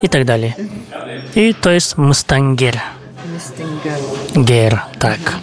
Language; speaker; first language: Polish; non-native, fluent; Kazakh